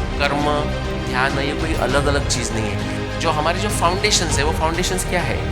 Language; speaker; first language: Hindi; non-native, local second language; Marathi